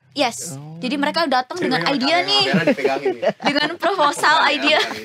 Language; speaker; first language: Indonesian; native; Indonesian